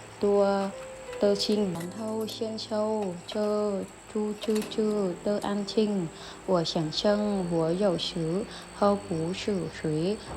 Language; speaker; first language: Chinese; non-native, learner; Vietnamese